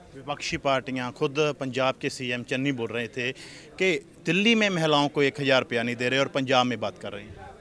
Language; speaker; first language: Hindi; non-native, local second language; Punjabi